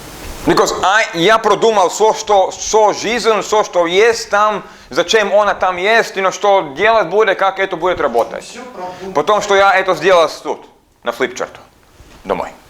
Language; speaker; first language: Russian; non-native, learner; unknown